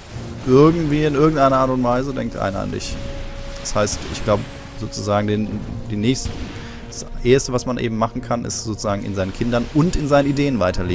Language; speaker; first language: German; native; German